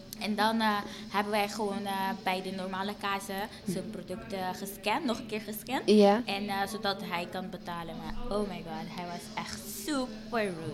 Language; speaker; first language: Dutch; non-native, fluent; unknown